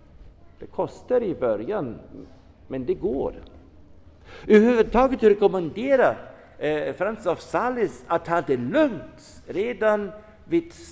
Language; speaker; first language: Swedish; non-native, fluent; German